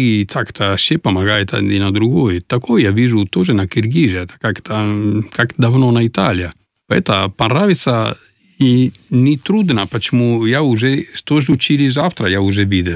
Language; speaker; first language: Russian; non-native, learner; Italian